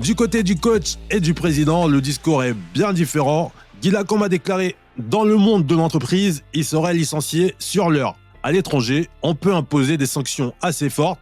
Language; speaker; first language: French; native; French